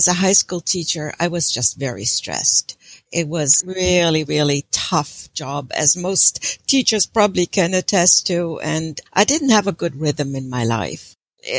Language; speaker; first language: English; non-native, fluent; German